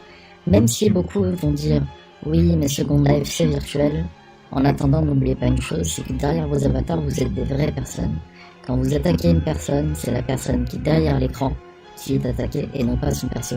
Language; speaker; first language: French; native; French